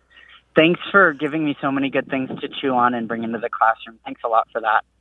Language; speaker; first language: English; native; English